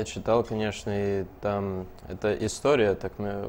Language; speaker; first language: Russian; early bilingual, heritage; Russian